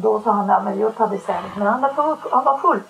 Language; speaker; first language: Swedish; non-native, fluent; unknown